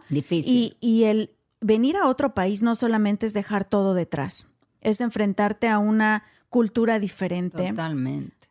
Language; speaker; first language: Spanish; native; Spanish